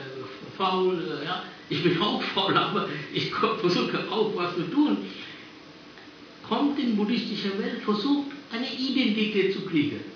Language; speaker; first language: German; non-native, fluent; Sinhala